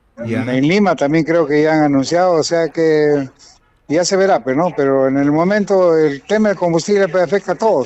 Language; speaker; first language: Spanish; native; Spanish